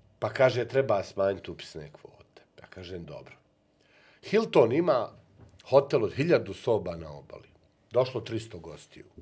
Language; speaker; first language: Bosnian; native; Bosnian